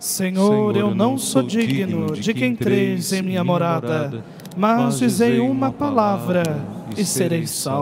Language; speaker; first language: Portuguese; native; Portuguese